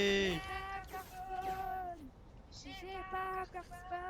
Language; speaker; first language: French; native; French